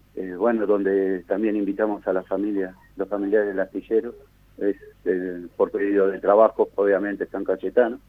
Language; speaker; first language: Spanish; native; Spanish